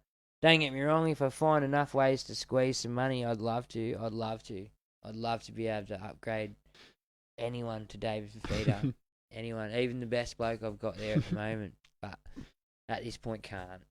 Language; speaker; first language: English; native; English